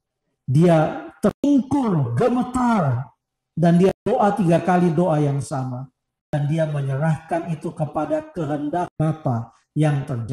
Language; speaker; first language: Indonesian; native; Indonesian